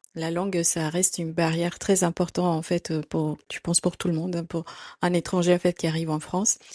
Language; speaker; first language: French; non-native, fluent; Spanish